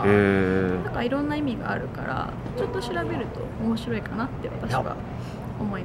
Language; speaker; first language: Japanese; native; Japanese